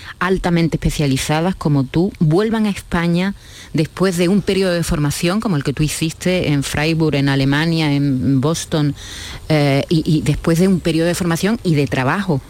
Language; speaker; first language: Spanish; native; Spanish